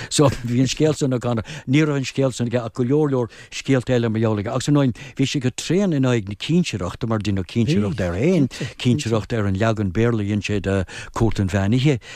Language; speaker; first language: Irish; non-native, local second language; English